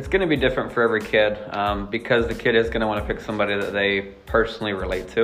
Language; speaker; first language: English; native; English